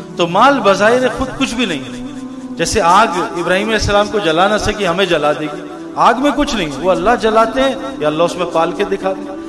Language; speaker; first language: Urdu; native; Urdu